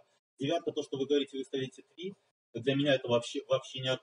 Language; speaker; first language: Russian; native; Russian